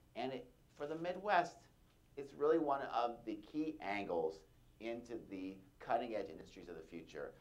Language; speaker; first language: English; native; English